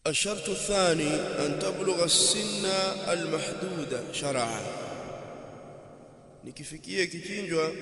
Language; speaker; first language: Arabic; non-native, fluent; Swahili